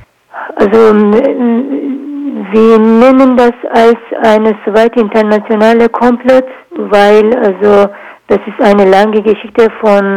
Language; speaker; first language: German; non-native, learner; Kurdish